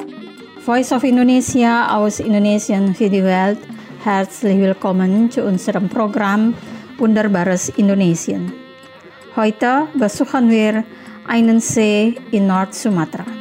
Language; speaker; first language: German; non-native, fluent; Indonesian